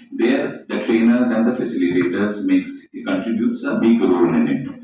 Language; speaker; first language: English; non-native, local second language; Bangla